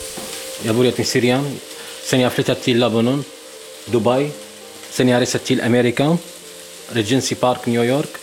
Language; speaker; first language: Swedish; non-native, learner; Arabic